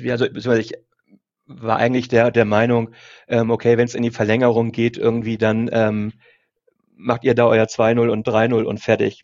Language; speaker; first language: German; native; German